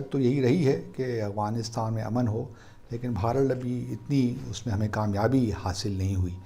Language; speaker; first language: Urdu; native; Urdu